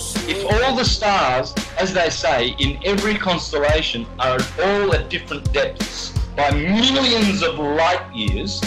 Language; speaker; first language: English; native; English